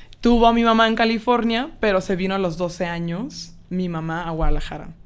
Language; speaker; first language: Spanish; native; Spanish